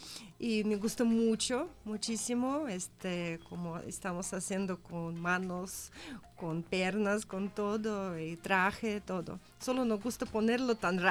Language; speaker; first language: Spanish; non-native, learner; Russian